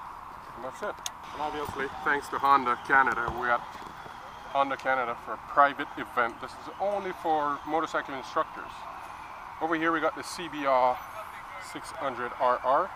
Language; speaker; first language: English; native; English